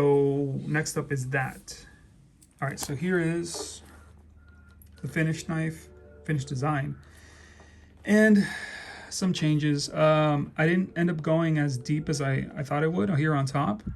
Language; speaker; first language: English; native; English